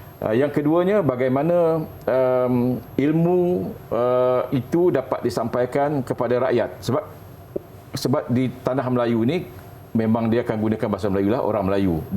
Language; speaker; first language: Malay; native; Malay